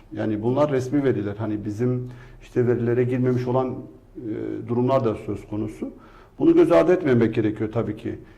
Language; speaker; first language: Turkish; non-native, local second language; Kurdish